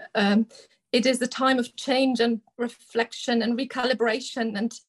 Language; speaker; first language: English; non-native, fluent; German